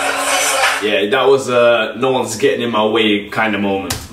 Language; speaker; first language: English; native; English